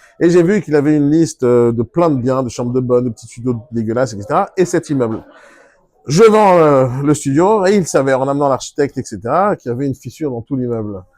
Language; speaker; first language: French; non-native, fluent; Hebrew